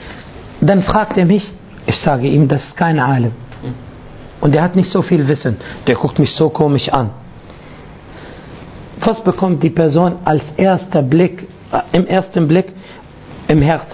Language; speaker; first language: German; non-native, fluent; Arabic